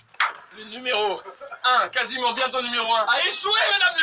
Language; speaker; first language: French; native; French